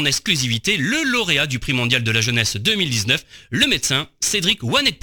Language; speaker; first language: French; native; French